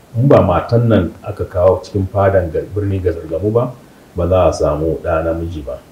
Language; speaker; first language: Hausa; non-native, local second language; Kanuri